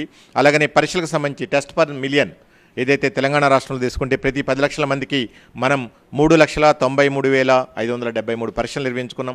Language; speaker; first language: Telugu; native; Telugu